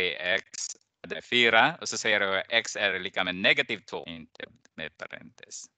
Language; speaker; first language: Swedish; non-native, fluent; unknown